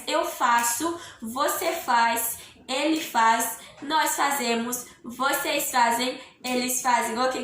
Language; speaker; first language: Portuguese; non-native, learner; Haitian Creole